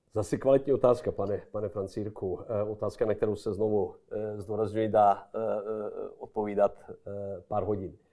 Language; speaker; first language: Czech; non-native, fluent; Serbian